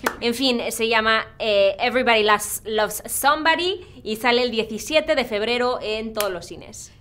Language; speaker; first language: Spanish; native; Spanish